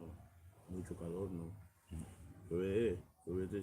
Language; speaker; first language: Spanish; non-native, learner; Romanian